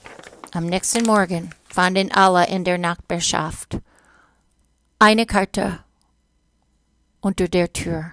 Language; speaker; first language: German; non-native, fluent; English